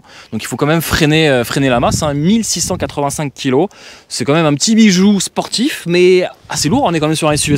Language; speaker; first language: French; native; French